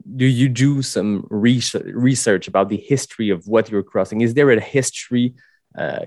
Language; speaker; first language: English; non-native, fluent; French